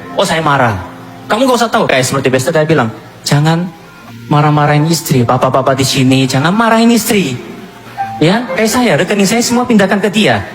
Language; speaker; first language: Indonesian; non-native, fluent; Korean